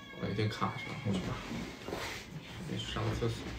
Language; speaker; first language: Chinese; native; Chinese